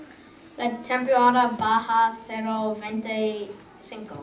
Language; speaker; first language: Spanish; non-native, learner; English